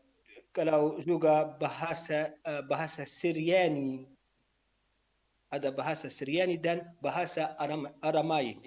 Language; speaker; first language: Indonesian; non-native, learner; Arabic